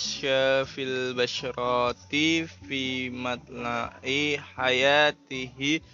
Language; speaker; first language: Arabic; non-native, learner; Indonesian